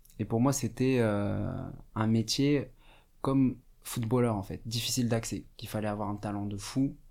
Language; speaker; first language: French; non-native, local second language; Arabic